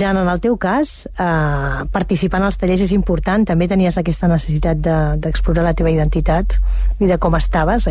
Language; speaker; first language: Catalan; native; Catalan